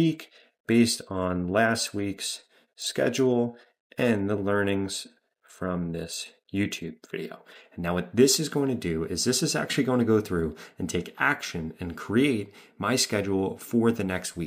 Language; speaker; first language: English; native; English